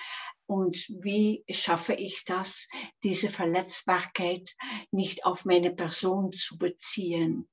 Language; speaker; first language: German; non-native, fluent; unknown